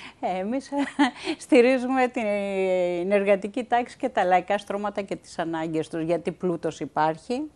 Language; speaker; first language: Greek; native; Greek